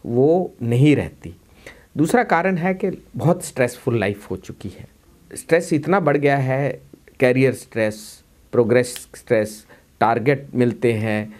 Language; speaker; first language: Hindi; non-native, local second language; Punjabi